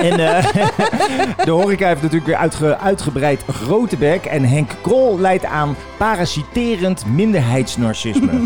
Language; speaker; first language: Dutch; native; Dutch